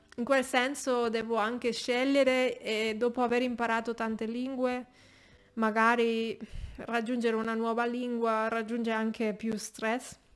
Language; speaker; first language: Italian; non-native, fluent; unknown